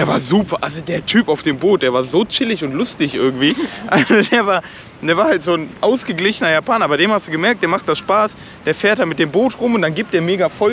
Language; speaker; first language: German; native; German